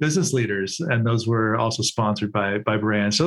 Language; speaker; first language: English; native; English